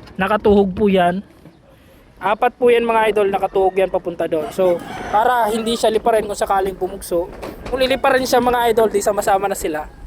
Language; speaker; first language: Filipino; non-native, local second language; Bikol